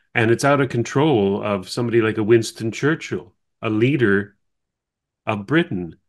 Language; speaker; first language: English; native; English